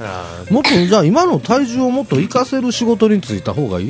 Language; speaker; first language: Japanese; native; Japanese